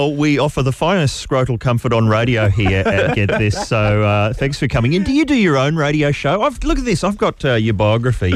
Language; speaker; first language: English; native; English